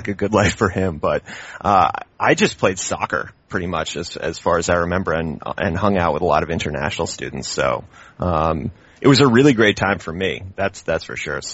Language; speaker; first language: English; native; English